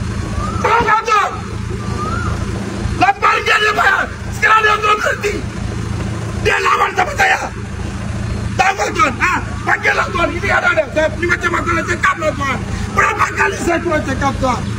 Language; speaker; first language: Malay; non-native, learner; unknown